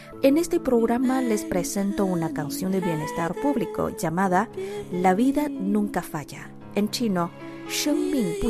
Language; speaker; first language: Spanish; non-native, fluent; Chinese